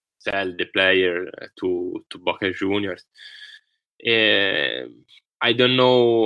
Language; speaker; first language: English; non-native, learner; Italian